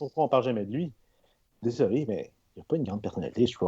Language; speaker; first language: French; native; French